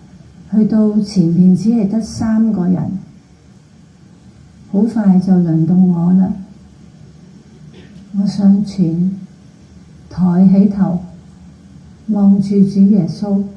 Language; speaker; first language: Cantonese; native; Cantonese